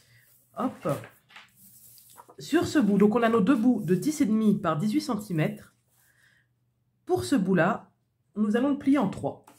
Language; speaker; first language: French; native; French